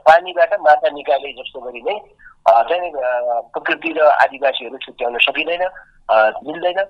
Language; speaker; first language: Nepali; non-native, local second language; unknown